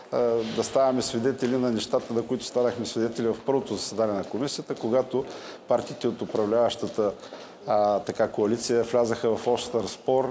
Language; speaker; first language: Bulgarian; native; Bulgarian